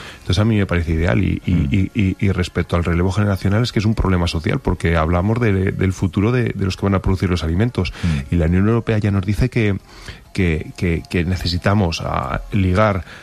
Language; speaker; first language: Spanish; native; Spanish